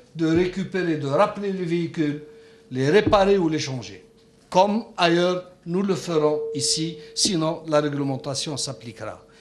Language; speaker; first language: French; non-native, local second language; Arabic